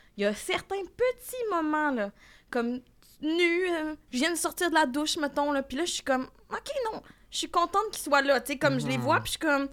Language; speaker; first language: French; native; French